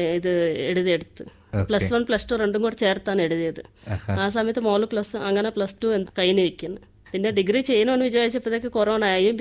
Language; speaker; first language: Malayalam; non-native, local second language; Telugu